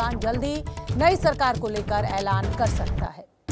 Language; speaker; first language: Hindi; native; Hindi